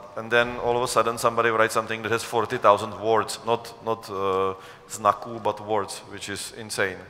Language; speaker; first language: English; non-native, fluent; Czech